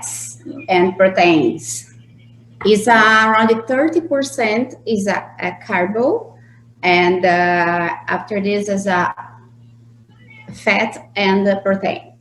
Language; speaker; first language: English; non-native, learner; Portuguese